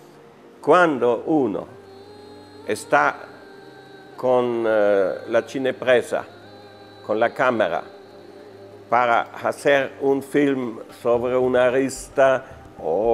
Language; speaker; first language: Spanish; non-native, fluent; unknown